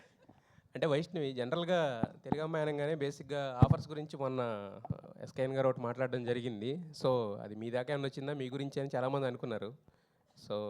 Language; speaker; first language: Telugu; native; Telugu